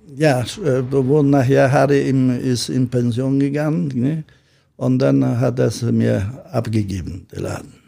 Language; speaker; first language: German; non-native, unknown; Polish